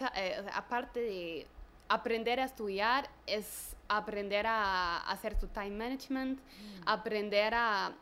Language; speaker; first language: Spanish; non-native, fluent; German